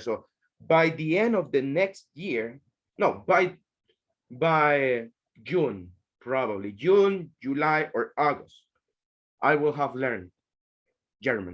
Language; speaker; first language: English; non-native, fluent; Spanish